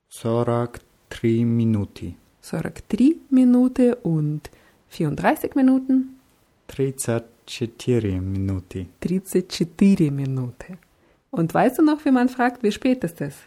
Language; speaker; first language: German; non-native, fluent; Russian